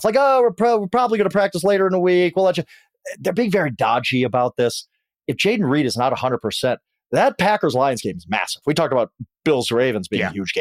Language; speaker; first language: English; native; English